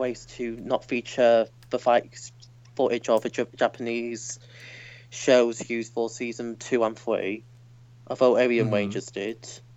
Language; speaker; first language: English; native; English